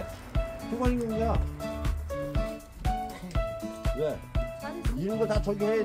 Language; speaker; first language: Korean; native; Korean